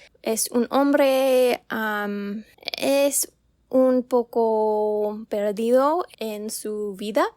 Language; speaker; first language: Spanish; non-native, learner; English